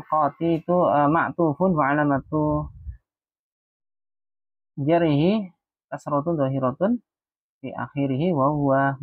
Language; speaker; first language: Arabic; non-native, fluent; Indonesian